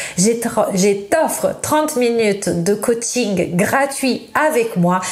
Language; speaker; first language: French; non-native, fluent; Italian